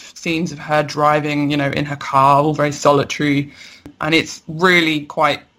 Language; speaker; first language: English; native; English